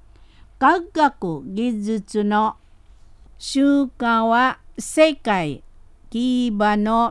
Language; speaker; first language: Japanese; non-native, fluent; Indonesian